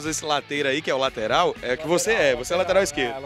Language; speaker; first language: Portuguese; native; Portuguese